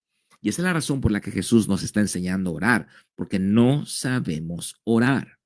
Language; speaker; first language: Spanish; native; Spanish